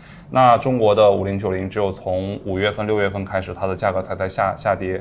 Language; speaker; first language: Chinese; native; Chinese